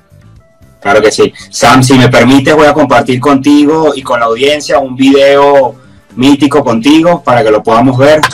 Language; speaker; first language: Spanish; native; Spanish